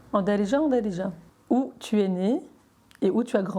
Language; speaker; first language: French; native; French